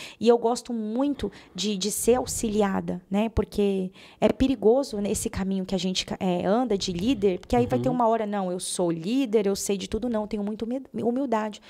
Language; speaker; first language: Portuguese; native; Portuguese